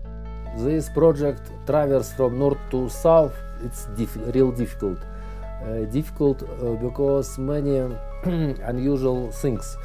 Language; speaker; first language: English; non-native, learner; Russian